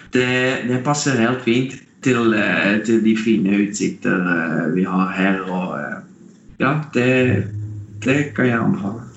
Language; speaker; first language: Norwegian; non-native, fluent; Dutch